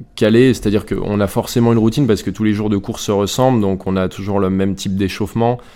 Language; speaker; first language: French; native; French